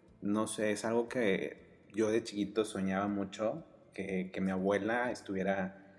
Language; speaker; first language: Spanish; native; Spanish